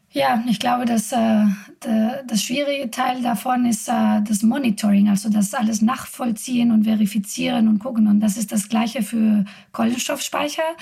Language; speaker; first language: German; non-native, fluent; Spanish